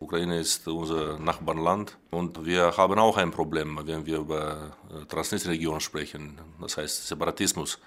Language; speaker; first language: German; non-native, fluent; Romanian